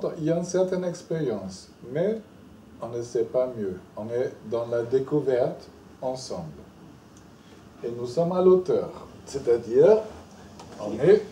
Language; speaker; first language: French; non-native, fluent; German